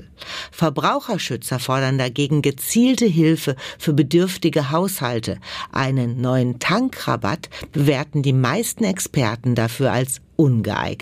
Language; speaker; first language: German; native; German